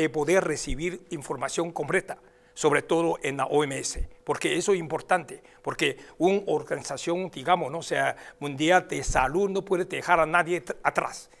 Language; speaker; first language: Spanish; non-native, fluent; Chinese